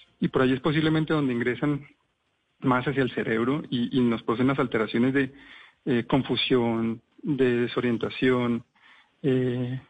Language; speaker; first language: Spanish; native; Spanish